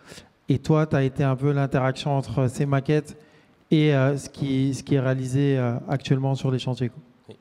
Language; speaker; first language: French; native; French